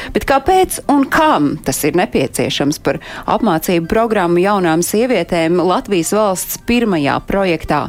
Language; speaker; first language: Latvian; native; Latvian